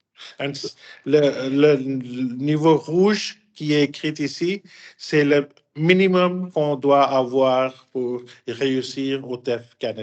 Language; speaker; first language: French; non-native, fluent; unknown